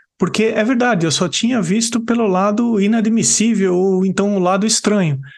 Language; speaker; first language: Portuguese; native; Portuguese